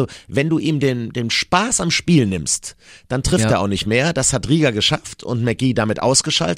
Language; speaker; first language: German; native; German